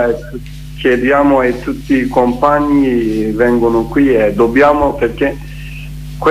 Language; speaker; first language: Italian; non-native, learner; Kurdish